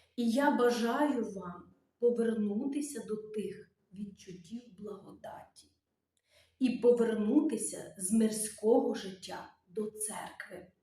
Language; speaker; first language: Ukrainian; native; Ukrainian